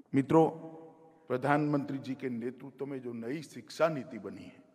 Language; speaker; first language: Hindi; non-native, local second language; Gujarati